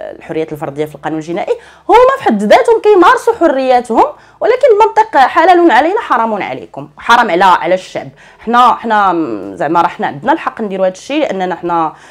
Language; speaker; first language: Arabic; native; Arabic